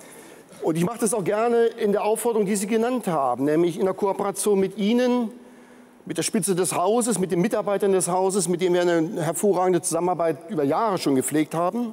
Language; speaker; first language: German; native; German